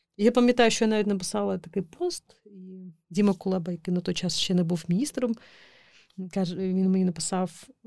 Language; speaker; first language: Ukrainian; non-native, local second language; Crimean Tatar